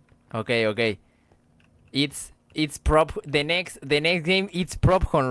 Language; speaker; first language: English; non-native, learner; Spanish